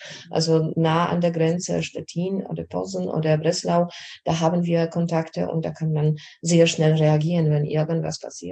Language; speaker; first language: German; non-native, fluent; Polish